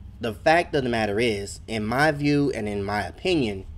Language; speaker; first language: English; native; English